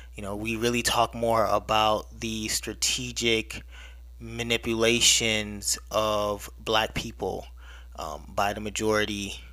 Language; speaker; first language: English; early bilingual, other home language; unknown